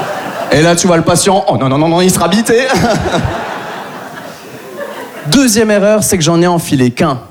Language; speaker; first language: French; native; French